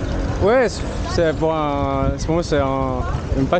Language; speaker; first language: French; native; French